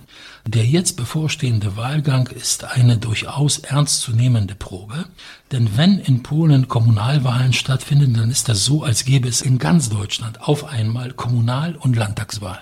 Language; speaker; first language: German; non-native, fluent; Polish